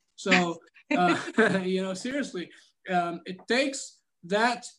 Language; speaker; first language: English; non-native, fluent; Arabic